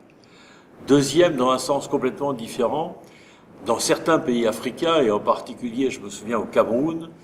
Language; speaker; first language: French; native; French